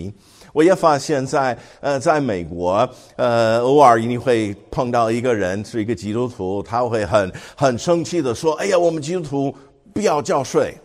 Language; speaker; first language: Chinese; non-native, fluent; English